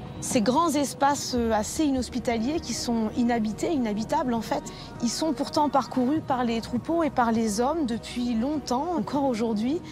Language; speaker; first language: French; native; French